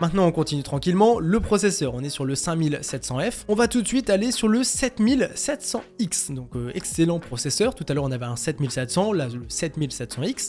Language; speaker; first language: French; native; French